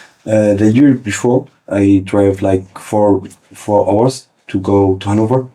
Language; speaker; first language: English; early bilingual, other home language; Kurdish